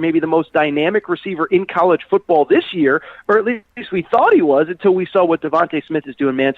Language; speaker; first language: English; native; English